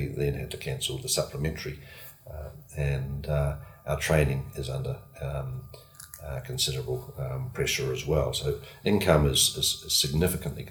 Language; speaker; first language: English; native; English